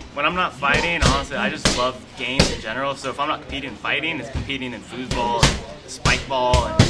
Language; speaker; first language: English; native; English